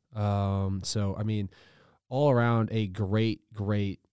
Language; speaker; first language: English; native; English